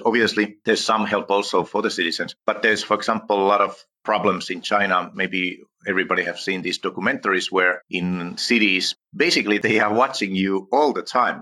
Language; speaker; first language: English; non-native, fluent; Finnish